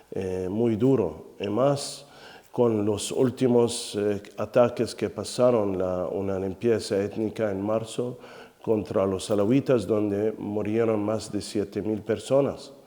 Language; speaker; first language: Spanish; non-native, fluent; Arabic